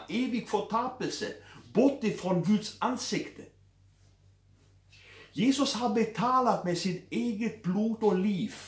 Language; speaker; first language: Swedish; non-native, fluent; German